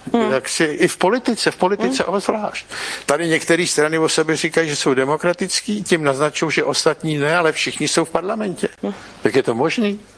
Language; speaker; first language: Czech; native; Czech